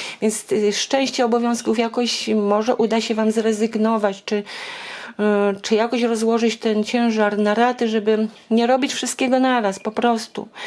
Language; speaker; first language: Polish; native; Polish